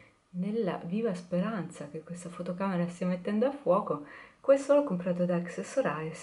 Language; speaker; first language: Italian; native; Italian